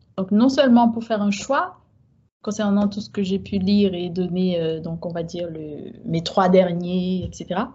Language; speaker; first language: French; native; French